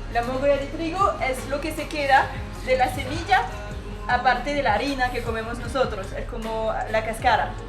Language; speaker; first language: Spanish; non-native, fluent; French